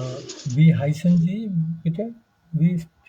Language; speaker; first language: German; non-native, fluent; Bangla